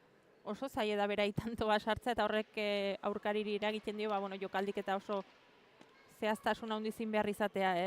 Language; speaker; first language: Basque; native; Basque